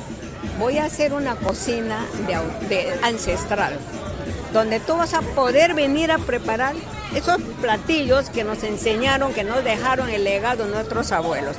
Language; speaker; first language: Spanish; native; Spanish